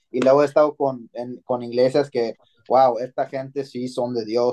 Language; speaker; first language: Spanish; early bilingual, heritage; Spanish